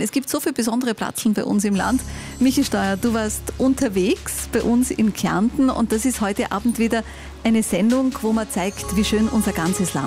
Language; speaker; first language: German; native; German